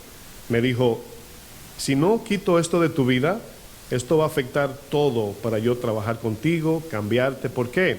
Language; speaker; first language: Spanish; native; Spanish